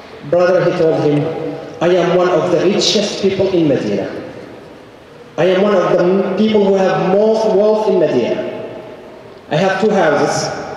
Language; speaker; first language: English; non-native, fluent; Arabic